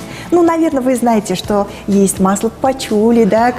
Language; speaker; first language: Russian; native; Russian